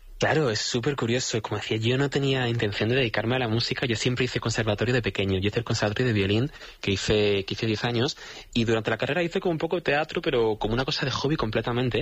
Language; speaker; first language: Spanish; native; Spanish